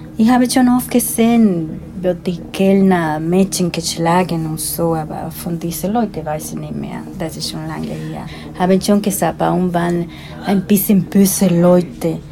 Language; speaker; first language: German; non-native, learner; Spanish